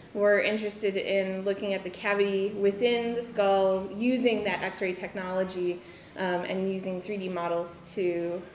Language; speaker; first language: English; native; English